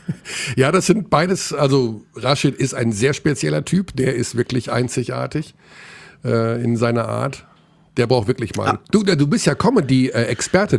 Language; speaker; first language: German; native; German